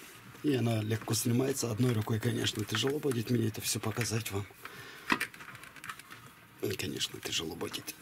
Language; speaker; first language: Russian; non-native, fluent; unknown